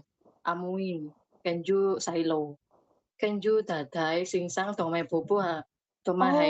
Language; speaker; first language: Chinese; non-native, learner; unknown